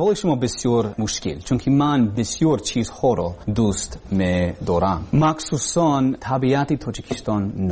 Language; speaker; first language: Persian; non-native, learner; English